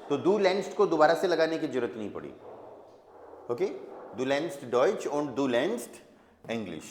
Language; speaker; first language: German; non-native, fluent; Hindi